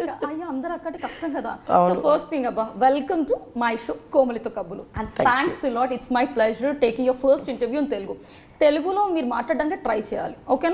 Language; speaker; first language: Telugu; native; Telugu